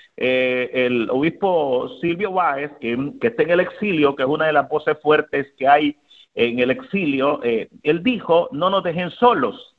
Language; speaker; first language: Spanish; native; Spanish